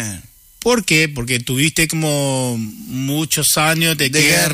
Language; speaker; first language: Spanish; non-native, learner; Chinese